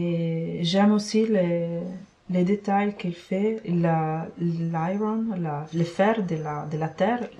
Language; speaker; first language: French; non-native, fluent; Italian